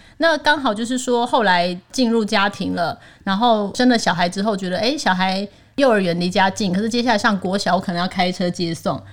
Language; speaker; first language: Chinese; native; Chinese